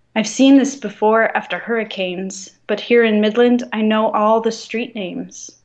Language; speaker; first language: English; native; English